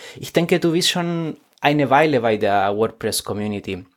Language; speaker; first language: German; non-native, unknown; Spanish